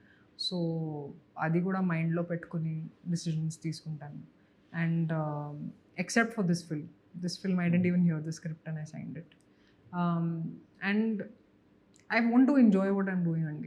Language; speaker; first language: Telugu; non-native, local second language; Hindi